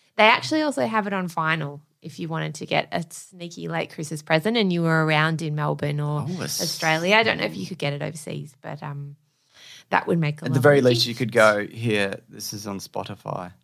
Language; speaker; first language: English; native; English